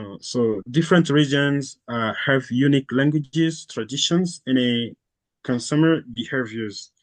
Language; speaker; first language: English; non-native, fluent; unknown